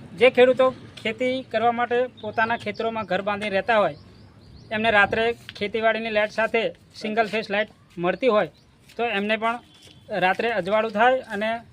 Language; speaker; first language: Gujarati; non-native, local second language; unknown